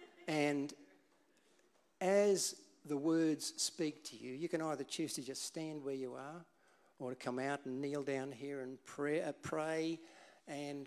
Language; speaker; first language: English; native; English